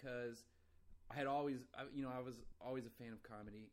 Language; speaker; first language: English; native; English